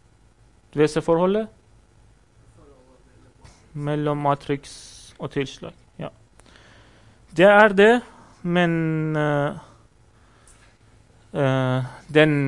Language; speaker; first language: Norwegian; non-native, fluent; Persian